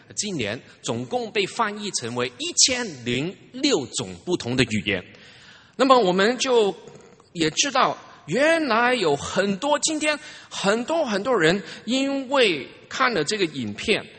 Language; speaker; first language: Chinese; non-native, local second language; Cantonese